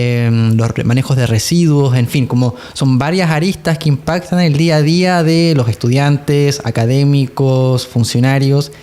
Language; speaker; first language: Spanish; native; Spanish